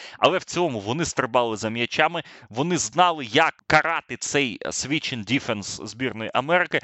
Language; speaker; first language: Ukrainian; native; Ukrainian